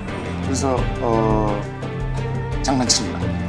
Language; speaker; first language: Korean; native; Korean